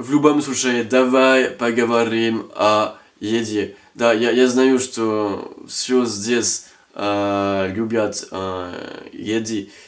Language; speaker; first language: Russian; non-native, learner; French